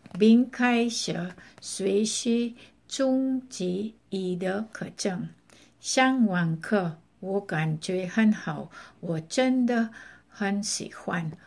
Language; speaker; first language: Chinese; non-native, learner; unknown